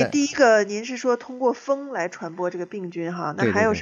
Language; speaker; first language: Chinese; native; Chinese